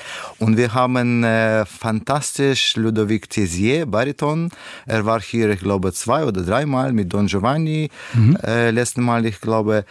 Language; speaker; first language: German; non-native, learner; Russian